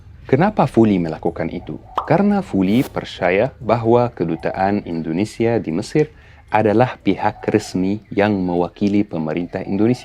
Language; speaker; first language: Indonesian; non-native, fluent; Arabic